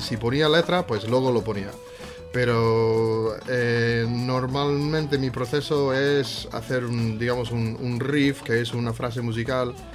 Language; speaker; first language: Spanish; non-native, fluent; English